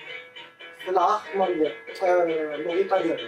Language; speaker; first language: French; non-native, local second language; Arabic